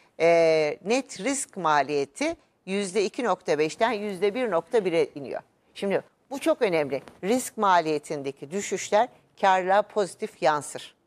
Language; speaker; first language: Turkish; native; Turkish